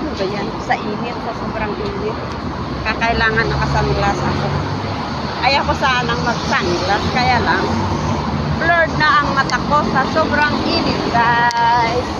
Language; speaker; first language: Filipino; non-native, local second language; Iloko